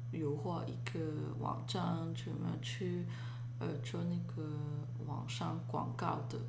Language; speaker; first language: Chinese; early bilingual, other home language; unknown